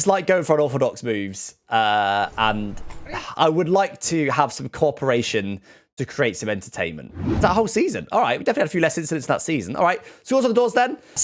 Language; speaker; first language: English; native; English